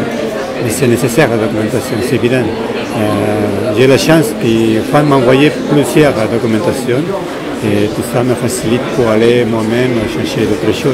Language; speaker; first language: French; non-native, fluent; Spanish